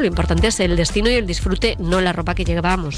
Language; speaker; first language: Spanish; native; Spanish